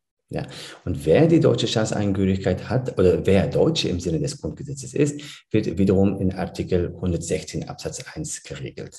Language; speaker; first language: German; early bilingual, other home language; Turkish